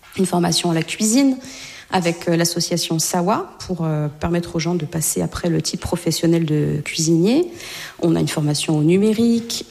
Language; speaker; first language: French; native; French